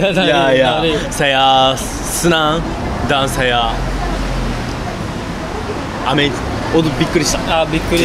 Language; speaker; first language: Indonesian; non-native, learner; Japanese